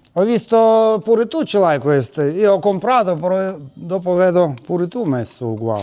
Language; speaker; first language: Italian; non-native, learner; Russian